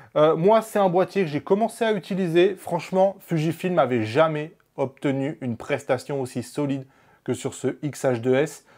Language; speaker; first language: French; native; French